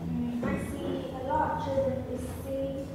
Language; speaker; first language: English; non-native, learner; Vietnamese